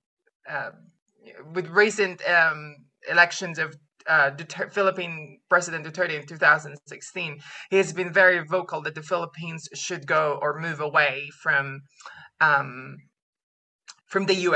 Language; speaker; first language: English; non-native, local second language; Filipino